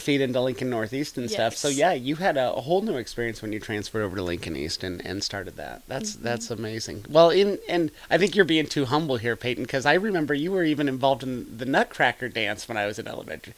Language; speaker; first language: English; native; English